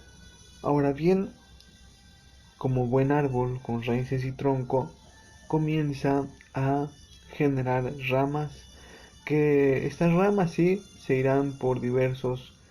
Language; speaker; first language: Spanish; native; Spanish